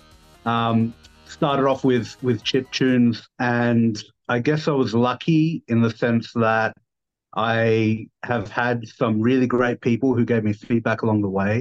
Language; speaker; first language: English; native; English